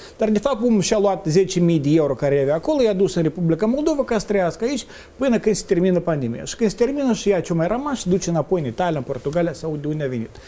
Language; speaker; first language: Romanian; native; Romanian